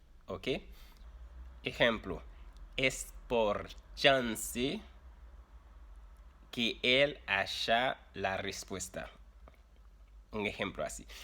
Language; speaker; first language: Spanish; non-native, fluent; Haitian Creole